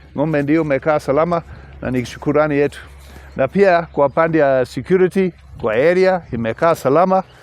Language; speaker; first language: Swahili; non-native, local second language; English